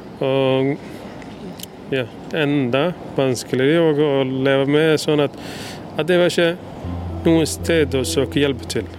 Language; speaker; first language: Norwegian; early bilingual, other home language; Somali